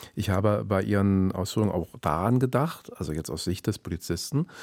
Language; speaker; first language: German; native; German